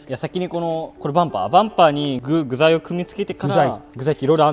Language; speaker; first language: Japanese; native; Japanese